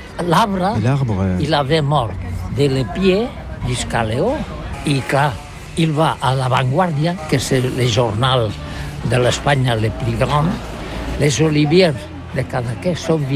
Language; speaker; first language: French; non-native, learner; Catalan